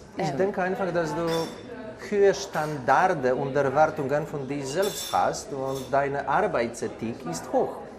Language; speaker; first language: German; non-native, fluent; Polish